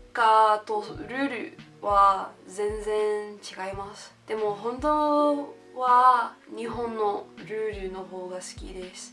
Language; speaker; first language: Japanese; non-native, learner; English